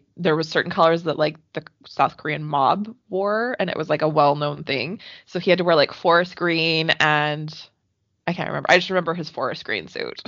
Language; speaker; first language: English; native; English